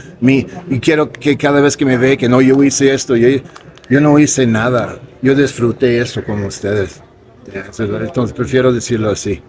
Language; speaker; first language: Spanish; non-native, fluent; English